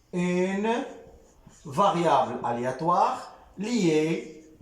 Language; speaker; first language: French; non-native, local second language; Arabic